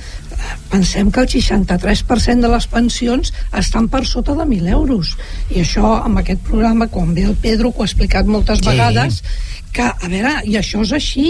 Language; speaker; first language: Catalan; native; Catalan